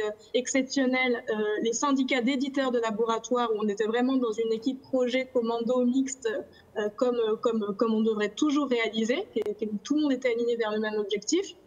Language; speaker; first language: French; native; French